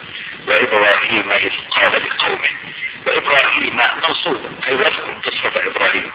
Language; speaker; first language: Arabic; native; Arabic